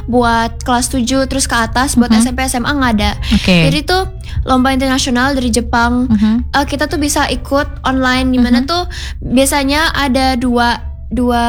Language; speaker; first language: Indonesian; non-native, local second language; English